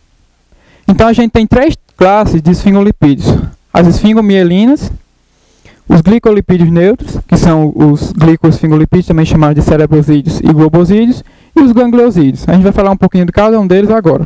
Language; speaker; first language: Portuguese; native; Portuguese